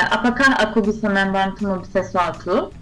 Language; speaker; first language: Indonesian; non-native, learner; Turkish